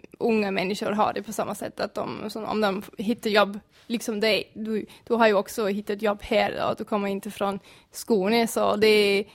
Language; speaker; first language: Swedish; non-native, fluent; German